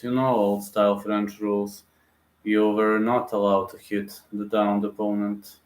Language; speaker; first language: English; non-native, fluent; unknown